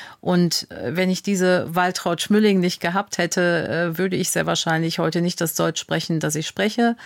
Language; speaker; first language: German; native; German